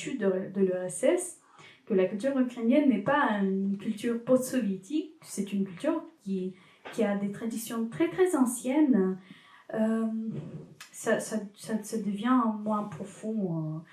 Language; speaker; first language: French; non-native, fluent; Ukrainian